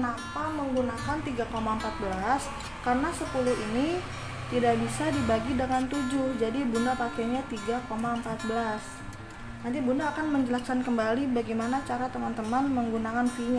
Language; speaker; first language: Indonesian; native; Indonesian